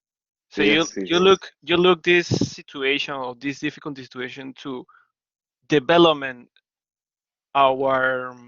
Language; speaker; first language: English; non-native, learner; Spanish